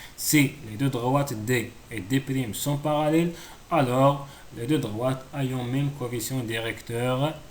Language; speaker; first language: French; non-native, local second language; Arabic